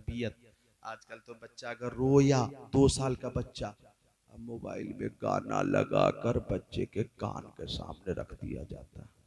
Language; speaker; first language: Hindi; native; Hindi